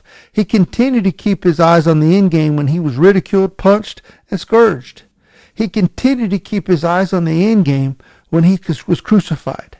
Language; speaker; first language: English; native; English